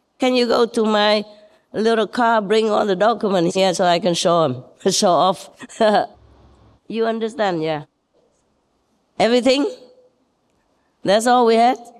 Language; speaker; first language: English; non-native, fluent; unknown